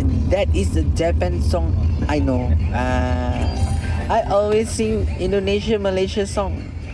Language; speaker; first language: English; non-native, local second language; Malay